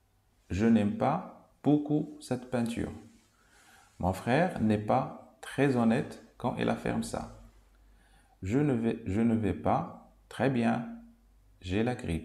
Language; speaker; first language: French; non-native, local second language; Arabic